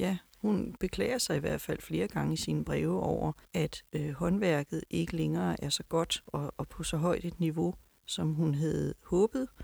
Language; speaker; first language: Danish; native; Danish